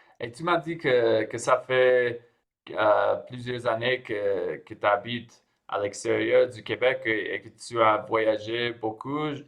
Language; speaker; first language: French; non-native, fluent; English